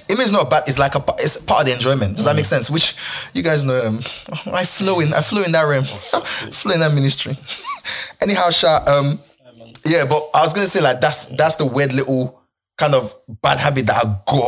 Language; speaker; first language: English; non-native, local second language; Yoruba